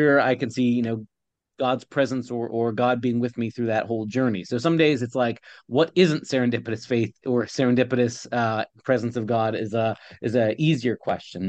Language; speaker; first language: English; native; English